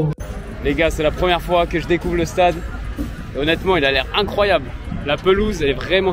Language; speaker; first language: French; native; French